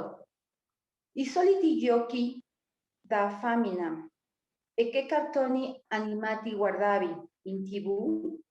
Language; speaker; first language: Italian; non-native, learner; Spanish